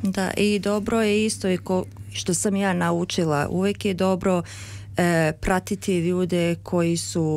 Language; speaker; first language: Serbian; early bilingual, heritage; Serbian